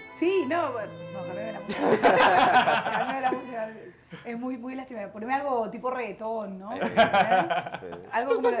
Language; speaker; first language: Spanish; native; Spanish